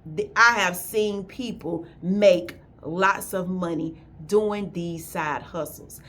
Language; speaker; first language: English; native; English